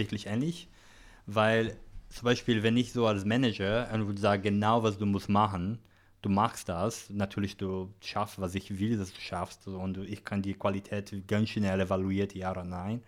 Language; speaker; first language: German; non-native, learner; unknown